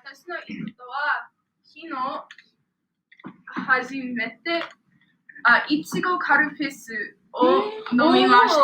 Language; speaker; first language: Japanese; non-native, learner; English